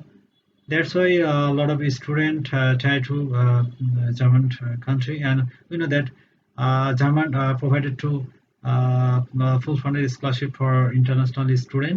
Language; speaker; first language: English; non-native, learner; Bangla